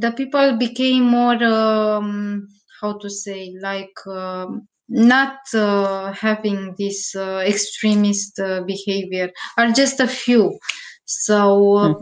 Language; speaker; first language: English; non-native, learner; Romanian